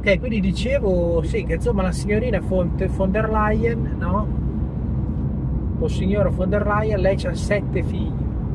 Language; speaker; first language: Italian; native; Italian